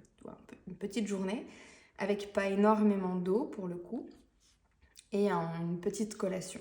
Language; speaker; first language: French; native; French